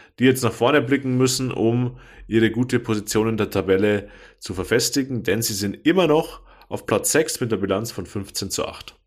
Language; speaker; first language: German; native; German